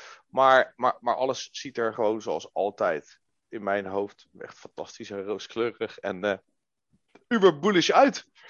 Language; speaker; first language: Dutch; native; Dutch